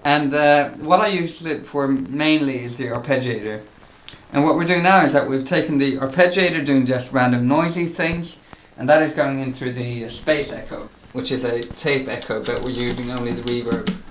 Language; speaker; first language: English; non-native, fluent; Swedish